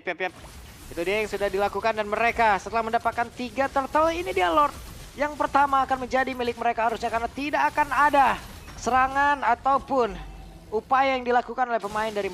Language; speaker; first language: Indonesian; native; Indonesian